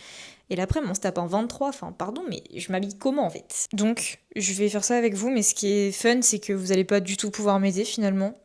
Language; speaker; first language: French; native; French